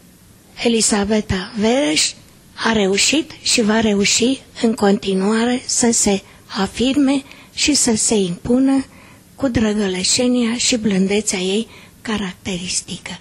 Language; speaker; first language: Romanian; native; Romanian